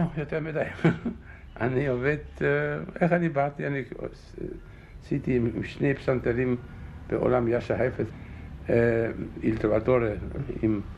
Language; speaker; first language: Hebrew; non-native, fluent; German